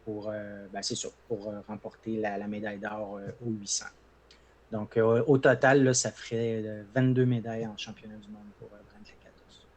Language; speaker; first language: French; native; French